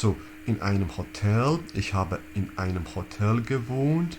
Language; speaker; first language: German; non-native, fluent; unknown